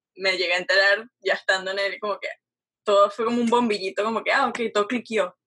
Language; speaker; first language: Spanish; native; Spanish